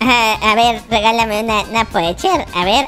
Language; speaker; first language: Spanish; native; Spanish